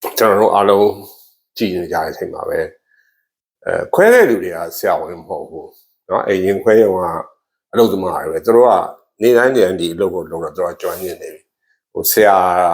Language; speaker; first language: Burmese; native; Burmese